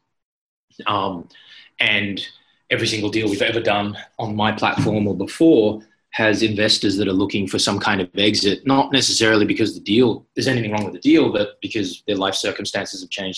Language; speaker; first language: English; native; English